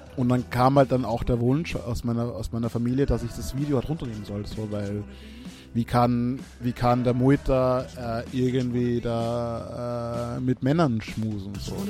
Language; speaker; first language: German; early bilingual, other home language; Swahili